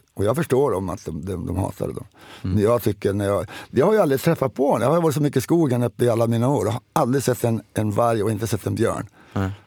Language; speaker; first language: Swedish; native; Swedish